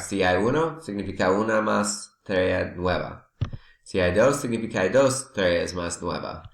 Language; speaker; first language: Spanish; non-native, learner; English